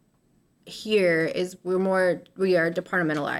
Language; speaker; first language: English; native; English